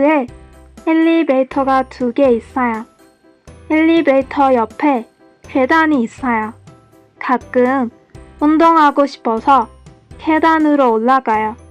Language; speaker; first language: Korean; non-native, learner; Persian